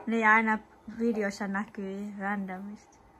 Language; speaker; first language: Finnish; non-native, learner; Vietnamese